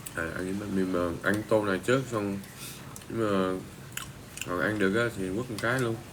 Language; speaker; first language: Vietnamese; early bilingual, heritage; Vietnamese